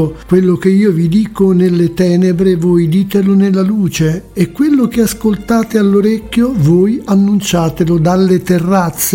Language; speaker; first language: Italian; native; Italian